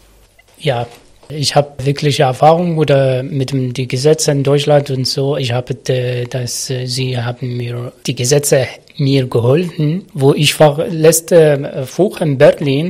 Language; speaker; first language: German; non-native, learner; Arabic